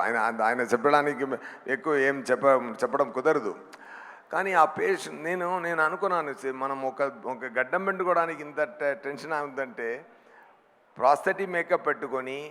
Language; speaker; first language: Telugu; non-native, learner; Tamil